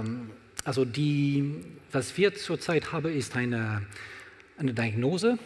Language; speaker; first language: German; non-native, learner; French